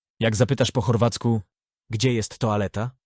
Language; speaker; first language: Polish; native; Polish